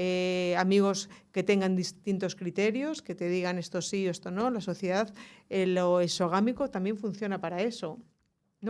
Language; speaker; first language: Spanish; native; Spanish